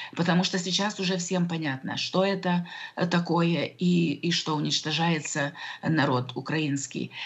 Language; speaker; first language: Russian; non-native, local second language; Lithuanian